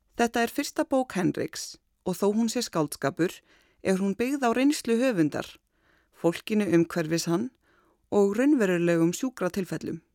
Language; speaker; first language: Icelandic; native; Icelandic